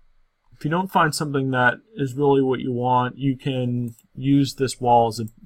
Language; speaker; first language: English; native; English